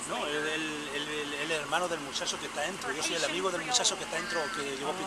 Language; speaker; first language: Spanish; native; Spanish